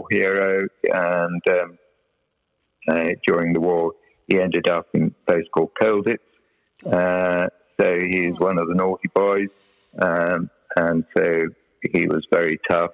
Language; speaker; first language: English; native; English